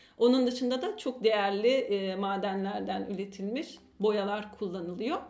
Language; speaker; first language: Turkish; early bilingual, heritage; Turkish